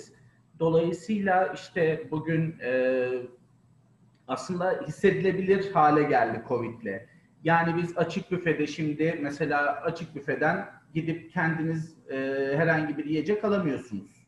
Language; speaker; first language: Turkish; native; Turkish